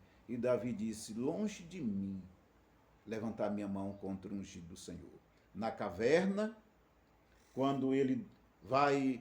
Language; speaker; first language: Portuguese; native; Portuguese